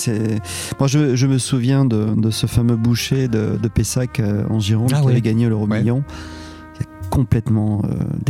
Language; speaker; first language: French; native; French